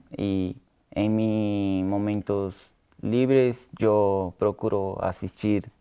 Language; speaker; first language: Spanish; non-native, learner; Portuguese